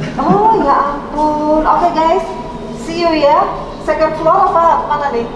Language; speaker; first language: Indonesian; native; Indonesian